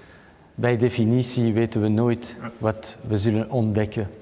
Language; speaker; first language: Dutch; non-native, local second language; French